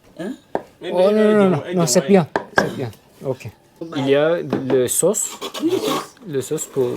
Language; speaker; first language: French; non-native, learner; Turkish